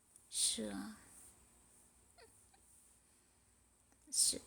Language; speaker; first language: Chinese; non-native, learner; Indonesian